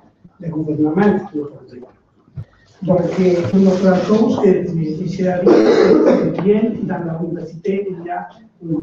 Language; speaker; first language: French; non-native, learner; Spanish